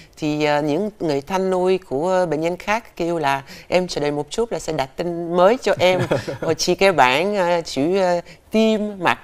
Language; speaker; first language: Vietnamese; non-native, fluent; French